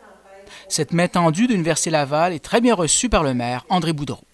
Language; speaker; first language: French; native; French